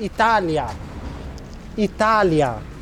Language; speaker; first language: Russian; non-native, learner; Italian